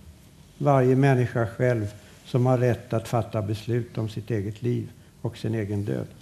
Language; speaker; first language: Swedish; native; Swedish